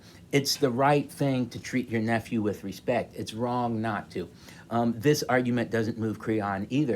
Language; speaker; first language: English; native; English